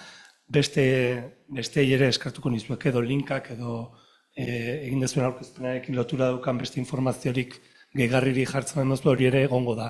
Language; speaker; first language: Basque; native; Basque